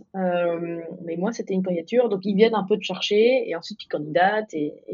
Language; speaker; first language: French; native; French